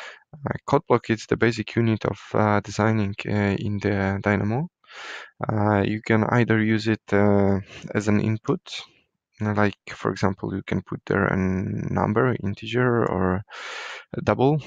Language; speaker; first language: English; non-native, fluent; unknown